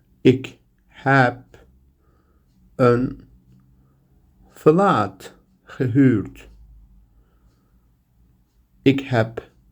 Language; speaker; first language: Dutch; non-native, learner; Turkish